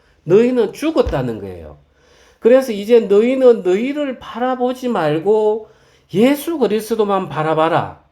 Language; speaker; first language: Korean; native; Korean